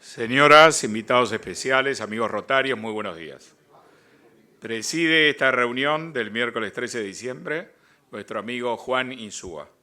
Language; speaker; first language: Spanish; native; Spanish